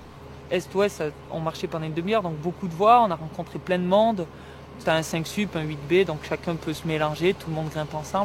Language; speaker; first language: French; native; French